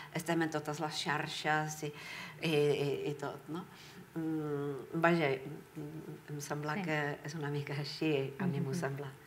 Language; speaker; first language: Catalan; non-native, fluent; Czech